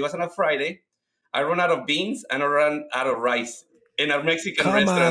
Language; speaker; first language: English; non-native, fluent; Spanish